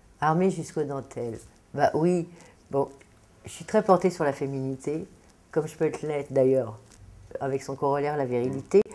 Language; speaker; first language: French; native; French